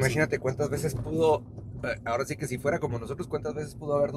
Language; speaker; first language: Spanish; native; Spanish